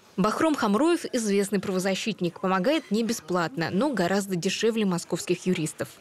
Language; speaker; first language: Russian; native; Russian